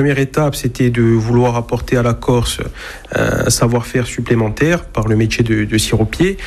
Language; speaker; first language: French; native; French